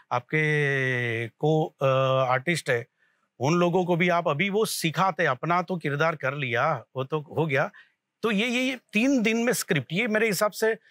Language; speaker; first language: Hindi; non-native, local second language; Gujarati